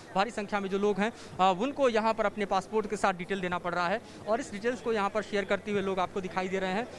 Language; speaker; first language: Hindi; native; Hindi